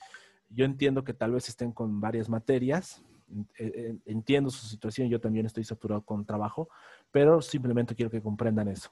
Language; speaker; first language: Spanish; native; Spanish